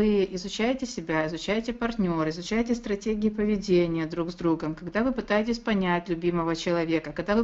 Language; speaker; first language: Russian; native; Russian